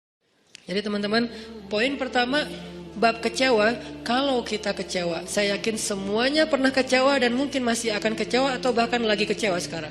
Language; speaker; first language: Indonesian; native; Indonesian